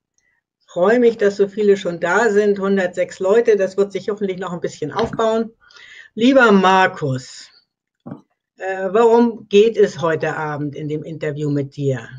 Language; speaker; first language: German; native; German